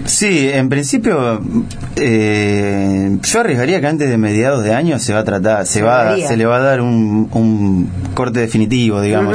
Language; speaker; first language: Spanish; native; Spanish